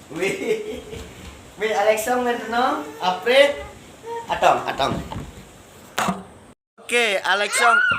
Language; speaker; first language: French; non-native, learner; Indonesian